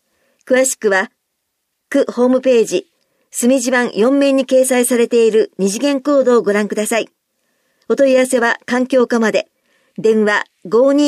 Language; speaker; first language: Japanese; native; Japanese